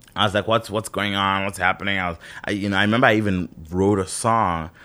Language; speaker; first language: English; non-native, local second language; Shona